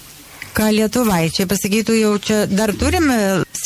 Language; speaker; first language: Lithuanian; native; Lithuanian